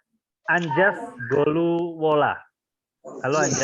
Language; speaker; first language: Indonesian; native; Indonesian